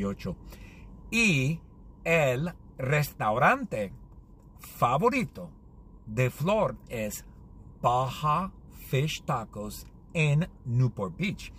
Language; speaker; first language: Spanish; non-native, learner; English